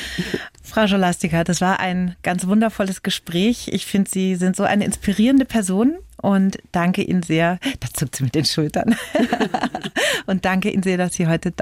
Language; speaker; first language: German; native; German